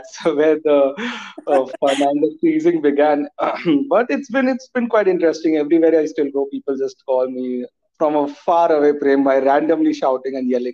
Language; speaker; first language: English; non-native, local second language; Hindi